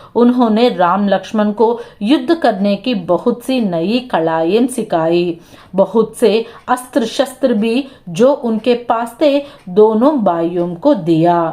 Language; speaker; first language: Hindi; non-native, local second language; Telugu